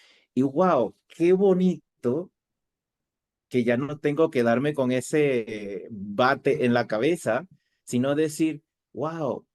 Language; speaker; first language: Spanish; native; Spanish